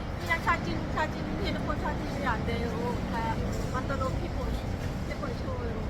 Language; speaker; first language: Korean; non-native, learner; Thai